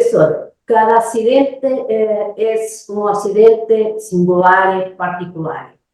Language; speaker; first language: Spanish; non-native, learner; Portuguese